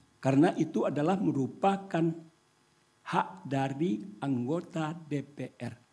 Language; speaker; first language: Indonesian; non-native, local second language; Minangkabau